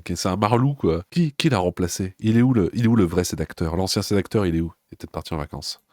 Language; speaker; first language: French; native; French